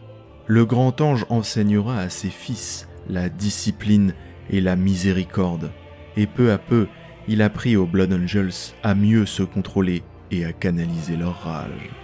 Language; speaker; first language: French; native; French